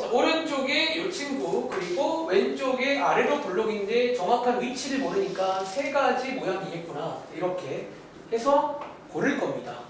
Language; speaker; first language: Korean; native; Korean